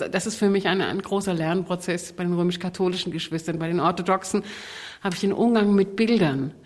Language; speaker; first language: German; native; German